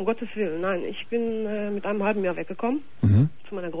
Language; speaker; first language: German; native; German